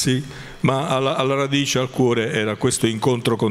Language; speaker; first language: Italian; native; Italian